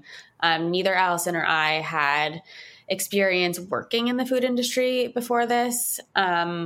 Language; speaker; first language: English; native; English